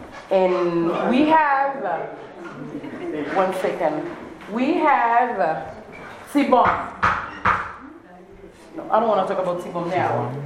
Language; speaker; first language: English; non-native, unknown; Haitian Creole